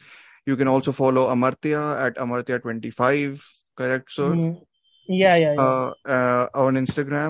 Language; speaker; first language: English; non-native, local second language; Hindi